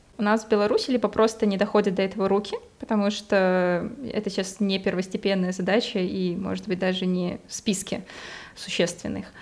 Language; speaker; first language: Russian; native; Russian